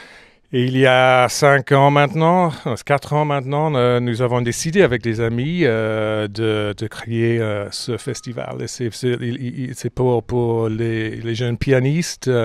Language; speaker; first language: French; non-native, fluent; English